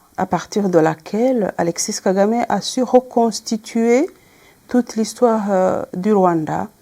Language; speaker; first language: French; non-native, local second language; Kinyarwanda